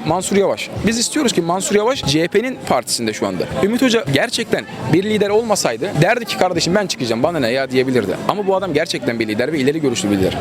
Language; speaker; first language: Turkish; native; Turkish